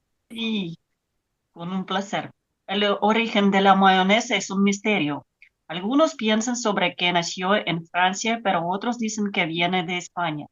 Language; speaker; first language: Spanish; non-native, learner; Russian